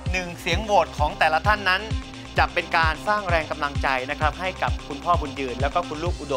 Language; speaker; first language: Thai; native; Thai